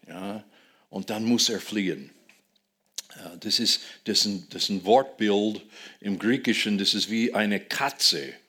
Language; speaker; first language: German; non-native, fluent; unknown